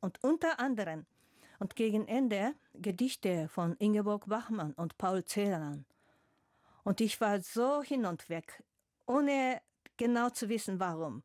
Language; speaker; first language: German; non-native, fluent; Japanese